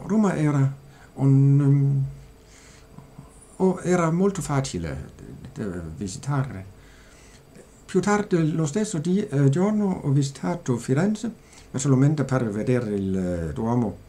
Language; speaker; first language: Italian; non-native, learner; Danish